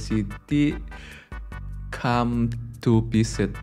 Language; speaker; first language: English; non-native, learner; Indonesian